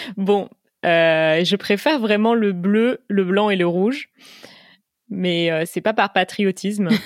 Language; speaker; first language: French; native; French